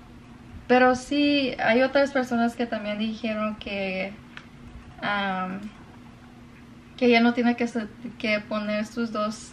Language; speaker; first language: Spanish; early bilingual, other home language; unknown